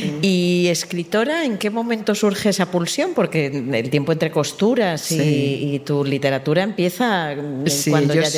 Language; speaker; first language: Spanish; native; Spanish